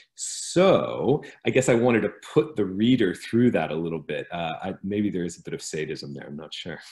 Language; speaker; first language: English; native; English